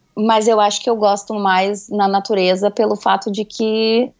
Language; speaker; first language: Portuguese; native; Portuguese